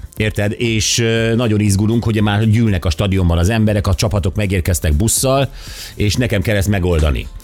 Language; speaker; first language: Hungarian; native; Hungarian